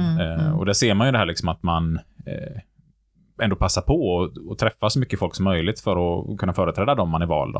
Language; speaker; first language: Swedish; native; Swedish